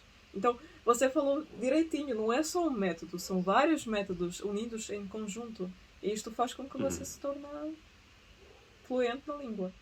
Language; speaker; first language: Portuguese; early bilingual, other home language; Russian